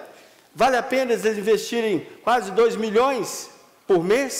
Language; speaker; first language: Portuguese; native; Portuguese